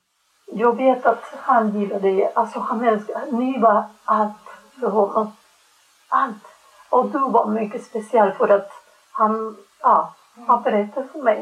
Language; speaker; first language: Swedish; non-native, fluent; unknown